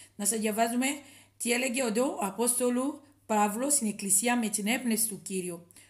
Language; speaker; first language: Greek; non-native, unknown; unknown